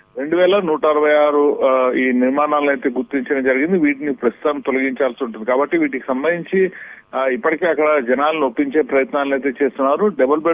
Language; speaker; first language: Telugu; native; Telugu